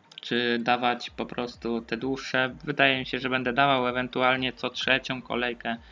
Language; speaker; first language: Polish; native; Polish